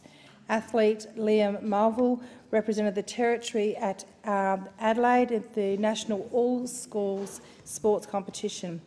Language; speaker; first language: English; native; English